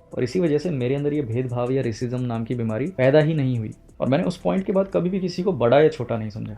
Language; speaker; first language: Hindi; native; Hindi